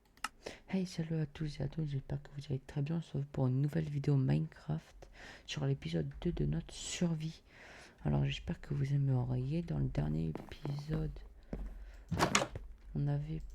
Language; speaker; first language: French; native; French